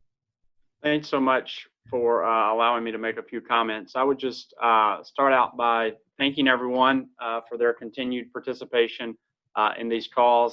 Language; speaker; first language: English; native; English